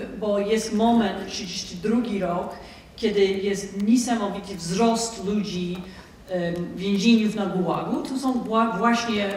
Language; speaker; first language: Polish; non-native, fluent; English